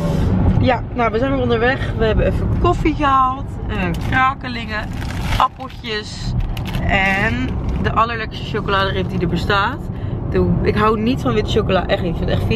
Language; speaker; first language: Dutch; native; Dutch